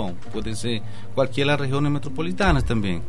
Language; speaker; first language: Portuguese; non-native, learner; Spanish